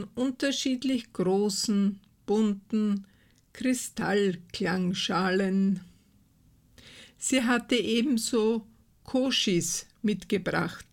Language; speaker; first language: German; native; German